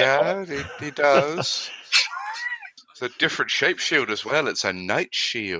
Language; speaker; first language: English; native; English